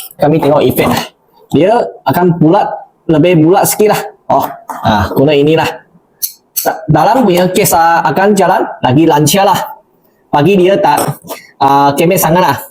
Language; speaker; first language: Malay; non-native, local second language; Chinese